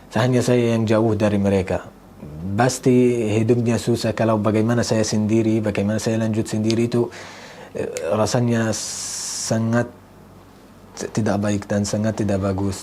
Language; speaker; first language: Indonesian; non-native, fluent; Arabic